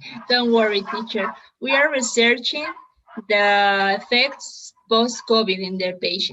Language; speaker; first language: English; non-native, learner; Spanish